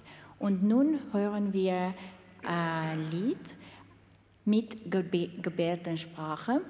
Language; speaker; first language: German; non-native, learner; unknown